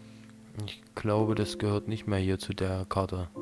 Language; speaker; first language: German; native; German